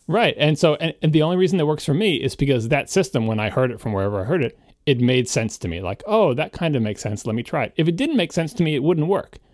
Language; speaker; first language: English; native; English